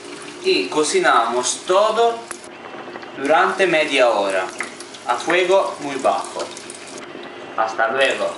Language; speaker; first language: Spanish; non-native, fluent; Italian